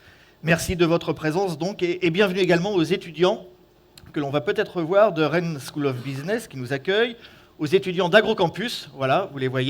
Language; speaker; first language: French; native; French